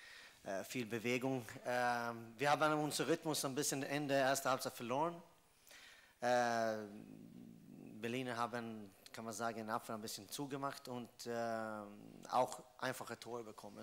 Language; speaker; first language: German; non-native, fluent; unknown